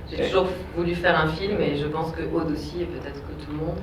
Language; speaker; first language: French; native; French